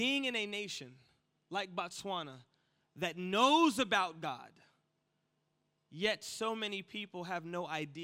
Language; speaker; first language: English; native; English